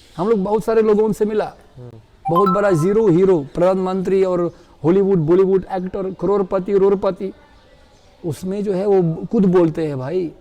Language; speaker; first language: Hindi; non-native, fluent; Russian